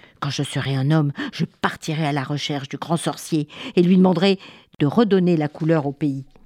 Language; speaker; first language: French; native; French